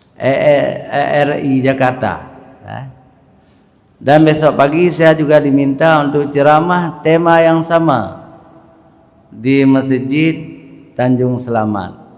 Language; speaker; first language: Malay; non-native, local second language; Achinese